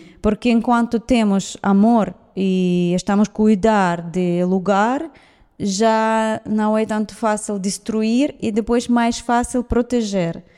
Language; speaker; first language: Portuguese; non-native, fluent; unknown